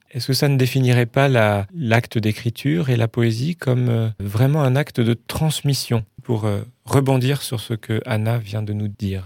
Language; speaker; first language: French; native; French